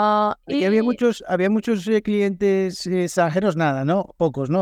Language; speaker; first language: Spanish; native; Spanish